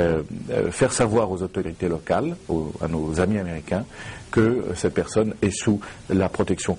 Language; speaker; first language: French; native; French